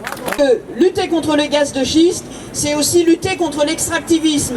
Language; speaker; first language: French; native; French